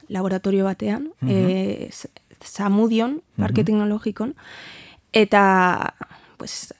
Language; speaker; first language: Basque; non-native, learner; Spanish